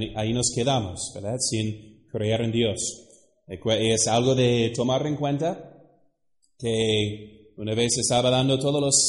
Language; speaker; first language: Spanish; non-native, fluent; English